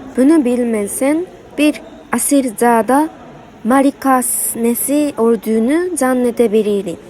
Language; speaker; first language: Turkish; non-native, learner; Japanese